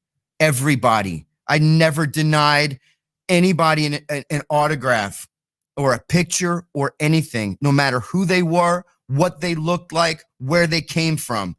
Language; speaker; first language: English; native; English